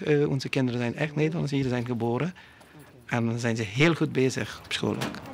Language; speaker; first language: Dutch; non-native, learner; Persian